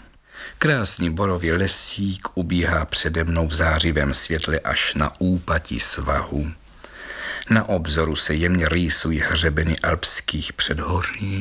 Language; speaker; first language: Czech; native; Czech